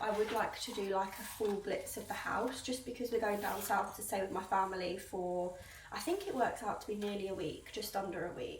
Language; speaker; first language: English; native; English